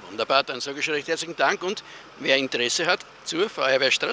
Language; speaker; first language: German; native; German